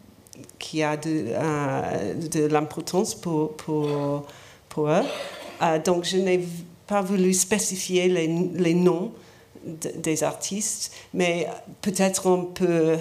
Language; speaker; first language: French; non-native, learner; English